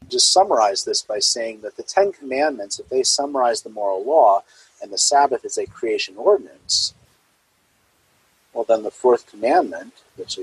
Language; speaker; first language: English; native; English